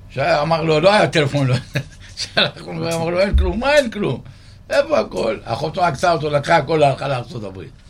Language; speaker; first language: Hebrew; non-native, fluent; Arabic